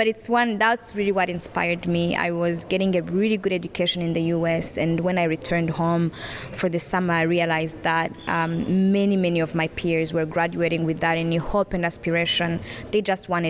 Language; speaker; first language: English; non-native, local second language; Kinyarwanda